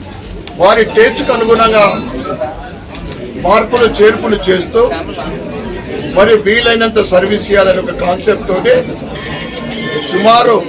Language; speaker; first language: Telugu; native; Telugu